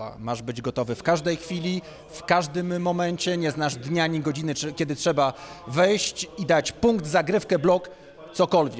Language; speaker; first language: Polish; native; Polish